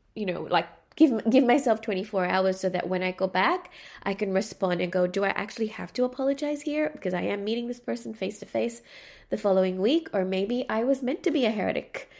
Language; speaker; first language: English; native; English